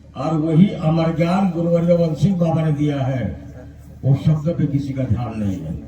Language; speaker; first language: Hindi; non-native, local second language; Marathi